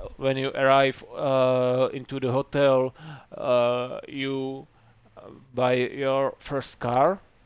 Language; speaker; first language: English; non-native, learner; Czech